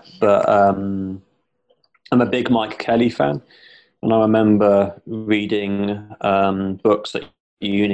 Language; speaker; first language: English; native; English